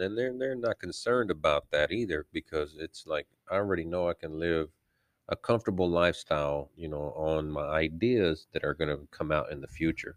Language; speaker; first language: English; early bilingual, other home language; Spanish